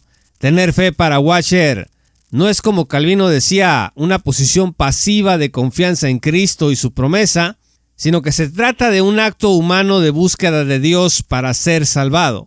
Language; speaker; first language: Spanish; native; Spanish